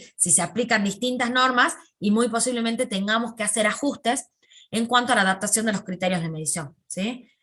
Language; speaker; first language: Spanish; native; Spanish